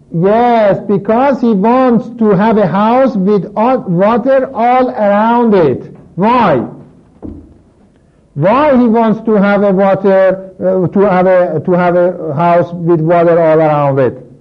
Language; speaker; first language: English; non-native, fluent; Persian